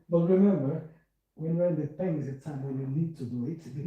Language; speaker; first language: English; non-native, fluent; Portuguese